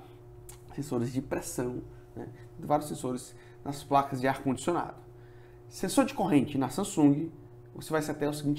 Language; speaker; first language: Portuguese; native; Portuguese